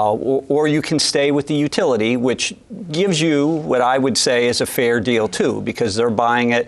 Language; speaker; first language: English; native; English